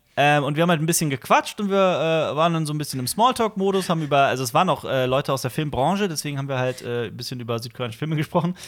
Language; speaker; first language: German; native; German